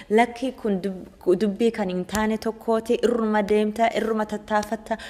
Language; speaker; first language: Oromo; early bilingual, heritage; Oromo